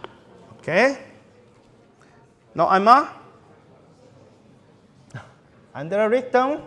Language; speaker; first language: German; non-native, fluent; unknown